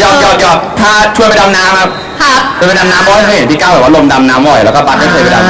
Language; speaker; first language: Thai; native; Thai